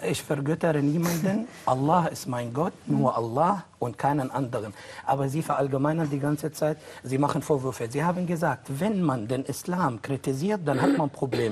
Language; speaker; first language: German; non-native, fluent; Arabic